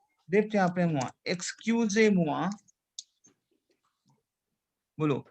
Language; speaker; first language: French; non-native, fluent; Hindi